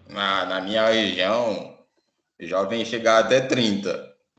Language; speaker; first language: Portuguese; non-native, fluent; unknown